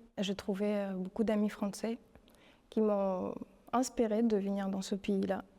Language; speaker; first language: French; non-native, fluent; Russian